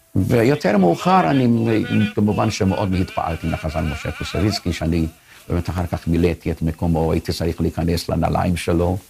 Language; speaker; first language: Hebrew; non-native, fluent; Hungarian